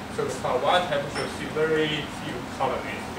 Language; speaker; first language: English; non-native, fluent; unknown